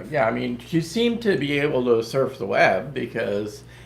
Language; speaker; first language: English; native; English